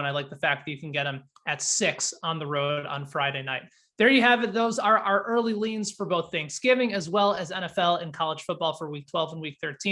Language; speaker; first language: English; native; English